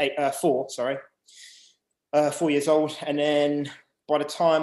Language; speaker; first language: English; native; English